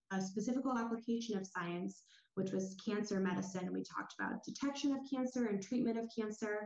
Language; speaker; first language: English; native; English